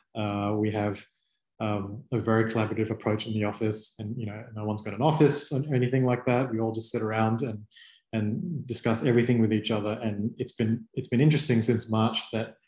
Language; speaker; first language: English; native; English